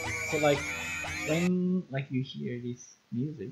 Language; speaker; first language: English; non-native, learner; Japanese